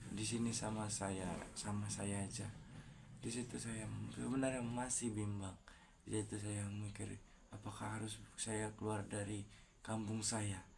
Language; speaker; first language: Indonesian; native; Indonesian